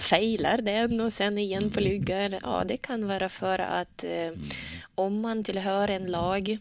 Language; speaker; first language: Swedish; non-native, learner; Russian